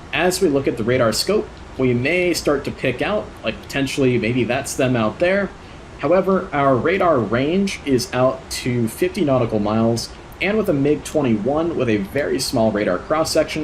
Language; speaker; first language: English; native; English